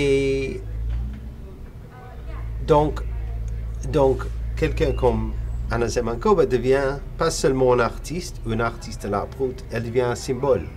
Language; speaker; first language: French; non-native, fluent; English